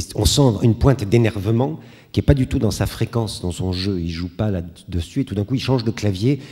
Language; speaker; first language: French; native; French